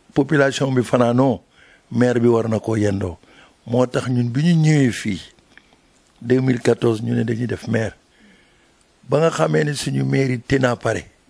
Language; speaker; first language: Wolof; native; Wolof